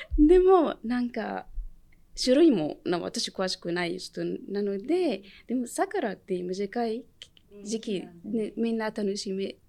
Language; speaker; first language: Japanese; non-native, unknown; Arabic